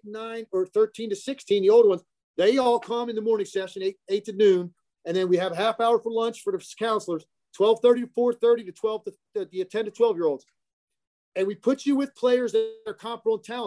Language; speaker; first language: English; native; English